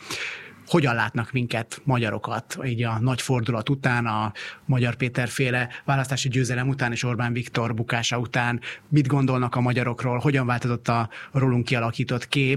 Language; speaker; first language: Hungarian; native; Hungarian